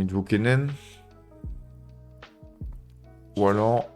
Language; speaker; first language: French; native; French